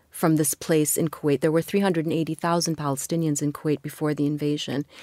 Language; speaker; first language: English; non-native, fluent; Arabic